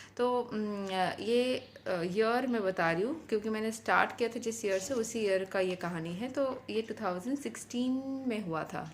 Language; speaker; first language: Hindi; non-native, local second language; Bangla